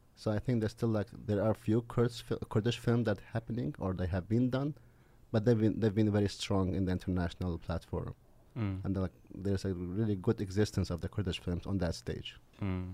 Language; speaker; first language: English; non-native, fluent; Arabic